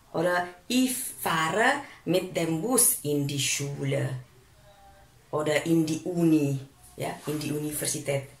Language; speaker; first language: German; non-native, fluent; Indonesian